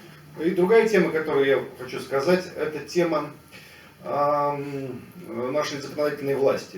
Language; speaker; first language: Russian; native; Russian